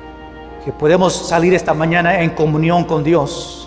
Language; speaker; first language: Spanish; non-native, fluent; English